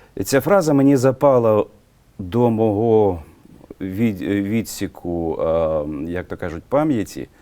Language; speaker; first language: Ukrainian; non-native, local second language; Russian